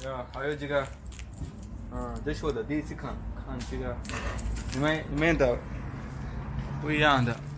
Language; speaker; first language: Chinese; non-native, learner; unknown